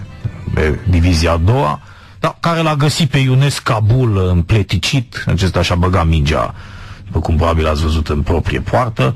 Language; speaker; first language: Romanian; native; Romanian